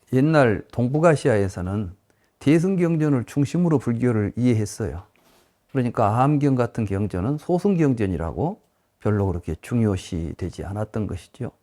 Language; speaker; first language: Korean; native; Korean